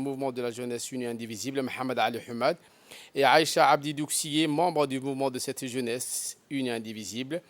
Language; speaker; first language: French; native; French